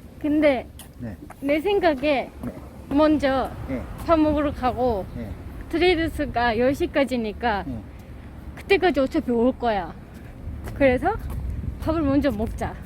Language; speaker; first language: Korean; non-native, learner; Turkish